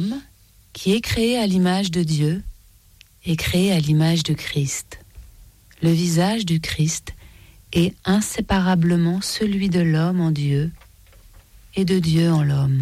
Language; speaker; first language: French; native; French